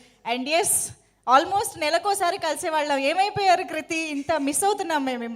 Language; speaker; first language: Telugu; native; Telugu